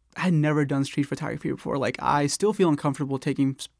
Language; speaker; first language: English; non-native, local second language; Telugu